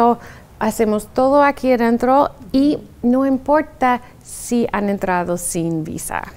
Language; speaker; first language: Spanish; non-native, fluent; English